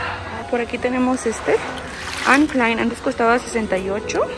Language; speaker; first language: Spanish; native; Spanish